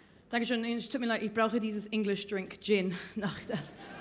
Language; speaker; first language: German; non-native, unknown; English